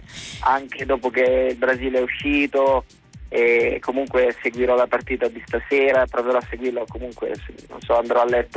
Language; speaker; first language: Italian; native; Italian